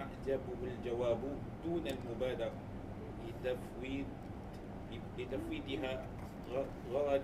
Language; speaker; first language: Arabic; non-native, learner; Malay